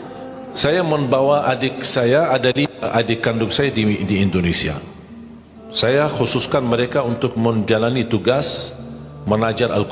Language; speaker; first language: Indonesian; non-native, fluent; Arabic